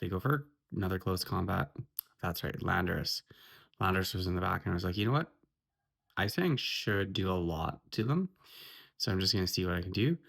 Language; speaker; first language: English; native; English